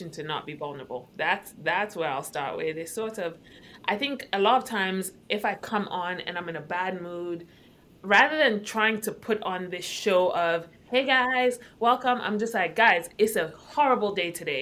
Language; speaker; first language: English; non-native, local second language; Akan